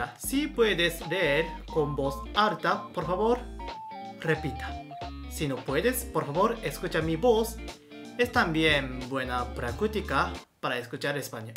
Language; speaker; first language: Spanish; non-native, fluent; Japanese